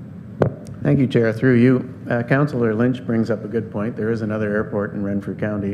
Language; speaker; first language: English; native; English